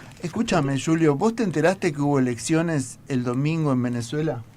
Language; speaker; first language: Spanish; native; Spanish